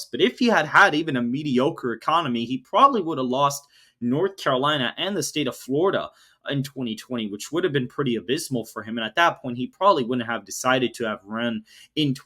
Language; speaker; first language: English; native; English